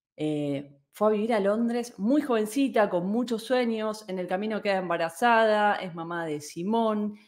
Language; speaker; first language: Spanish; native; Spanish